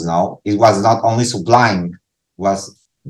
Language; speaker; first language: English; non-native, learner; Spanish